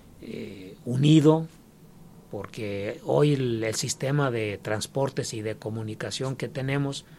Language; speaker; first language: Spanish; native; Spanish